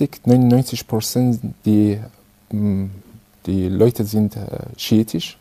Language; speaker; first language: German; non-native, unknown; Persian